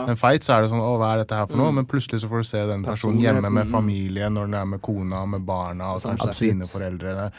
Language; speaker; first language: Norwegian; non-native, fluent; English